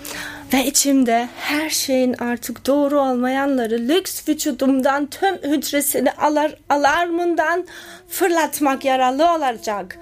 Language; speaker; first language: Turkish; early bilingual, heritage; Turkish